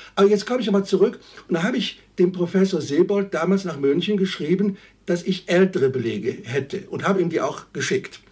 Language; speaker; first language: German; native; German